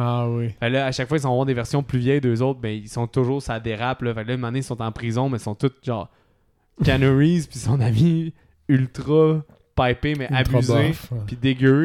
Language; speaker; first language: French; native; French